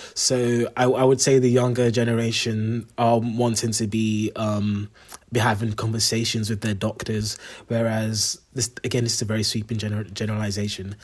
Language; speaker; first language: English; native; English